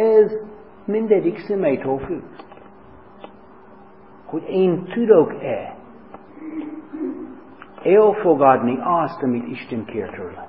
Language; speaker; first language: Hungarian; non-native, fluent; English